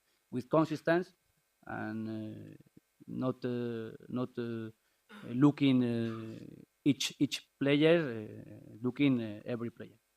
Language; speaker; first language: English; non-native, learner; Spanish